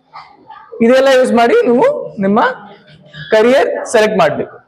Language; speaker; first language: Kannada; non-native, learner; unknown